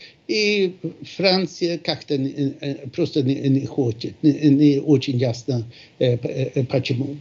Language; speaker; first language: Russian; non-native, fluent; Swedish